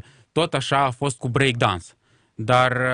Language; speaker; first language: Romanian; non-native, local second language; Russian